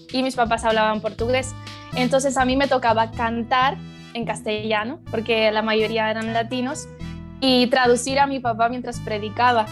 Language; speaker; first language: Spanish; early bilingual, other home language; Portuguese